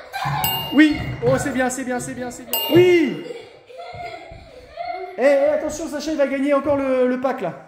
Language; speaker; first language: French; native; French